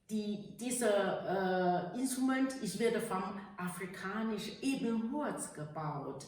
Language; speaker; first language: German; non-native, learner; Chinese